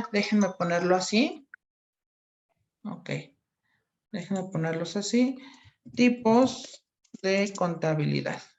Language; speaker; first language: Spanish; native; Spanish